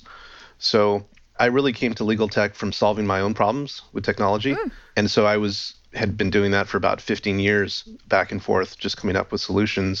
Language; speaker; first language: English; native; English